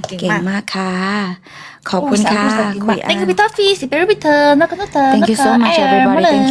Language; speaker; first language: Thai; non-native, fluent; Korean